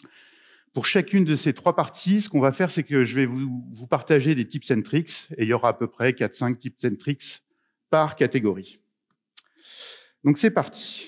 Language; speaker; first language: French; native; French